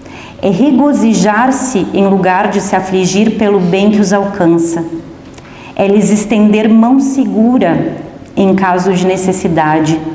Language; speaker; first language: Portuguese; native; Portuguese